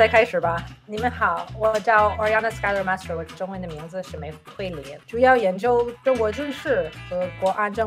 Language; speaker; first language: Chinese; non-native, fluent; English